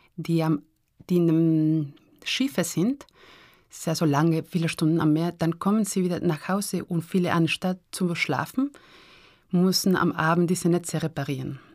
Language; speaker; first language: German; non-native, fluent; Spanish